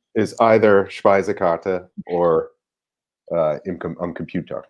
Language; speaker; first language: German; non-native, fluent; English